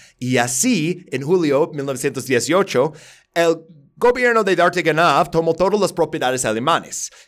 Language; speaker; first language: Spanish; non-native, fluent; English